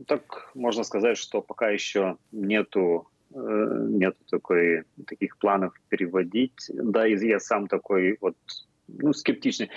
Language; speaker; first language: Russian; non-native, fluent; Lithuanian